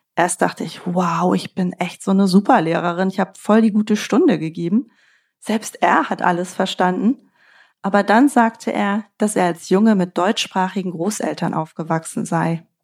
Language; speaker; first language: German; native; German